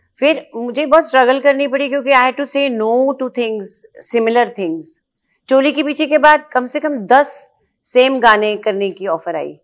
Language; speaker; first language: Hindi; native; Hindi